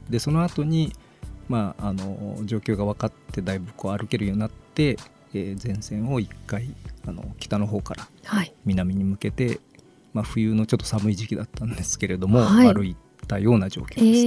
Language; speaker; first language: Japanese; native; Japanese